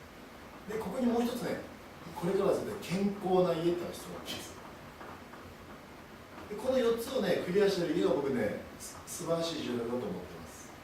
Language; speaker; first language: Japanese; native; Japanese